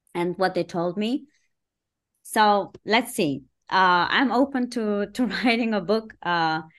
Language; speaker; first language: English; early bilingual, other home language; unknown